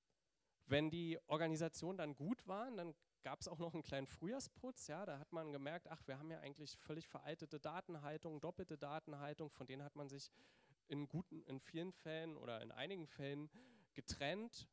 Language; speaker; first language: German; native; German